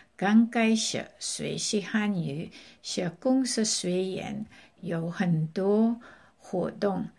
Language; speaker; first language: Chinese; non-native, fluent; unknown